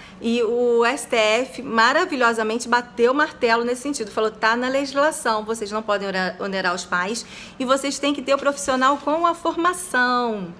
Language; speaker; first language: Portuguese; native; Portuguese